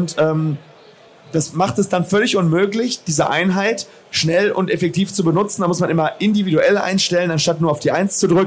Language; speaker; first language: German; native; German